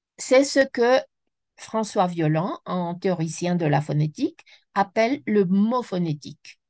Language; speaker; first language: French; non-native, fluent; Spanish